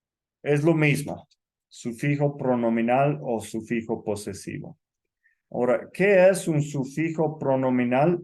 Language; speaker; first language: Spanish; non-native, fluent; English